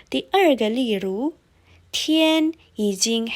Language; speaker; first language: Chinese; non-native, fluent; Indonesian